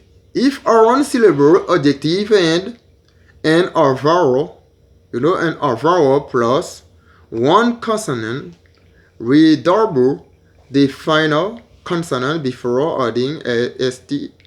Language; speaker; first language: English; non-native, learner; Haitian Creole